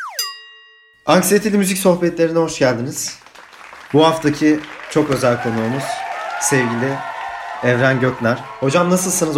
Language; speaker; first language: Turkish; native; Turkish